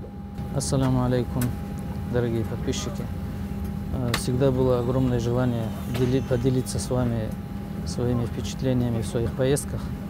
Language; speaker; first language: Russian; native; Russian